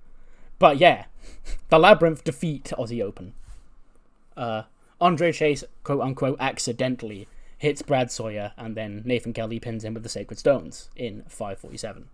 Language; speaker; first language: English; native; English